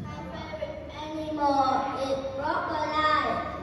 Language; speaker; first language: English; non-native, learner; Vietnamese